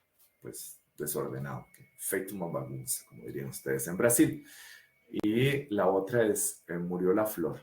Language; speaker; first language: Spanish; native; Spanish